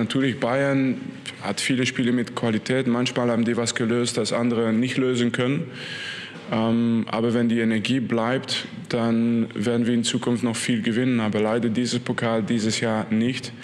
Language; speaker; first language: German; non-native, fluent; French